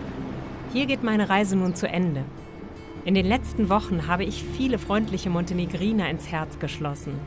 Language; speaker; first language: German; native; German